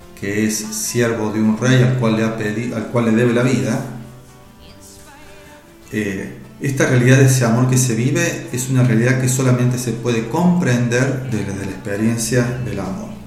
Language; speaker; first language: Spanish; native; Spanish